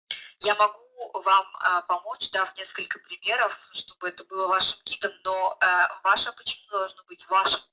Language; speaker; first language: Russian; native; Russian